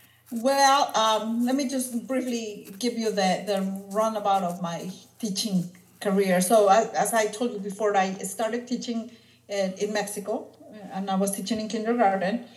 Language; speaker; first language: English; non-native, fluent; Spanish